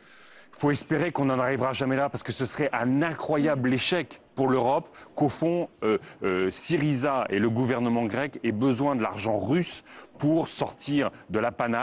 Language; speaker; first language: French; native; French